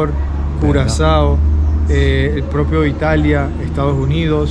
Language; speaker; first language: Spanish; native; Spanish